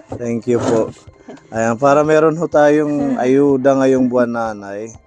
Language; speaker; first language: Filipino; non-native, local second language; Waray